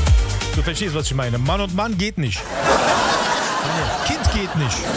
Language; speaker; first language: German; early bilingual, other home language; Turkish